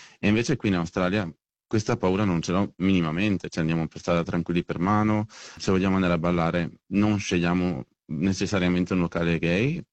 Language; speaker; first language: Italian; native; Italian